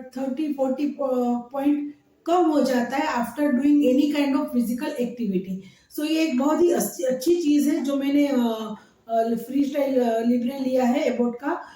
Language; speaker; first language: Hindi; non-native, local second language; Gujarati